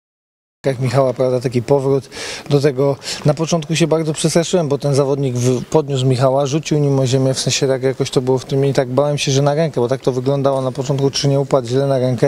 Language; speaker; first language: Polish; native; Polish